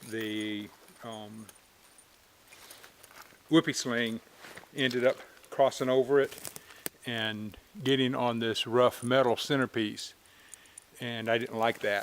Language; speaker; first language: English; native; English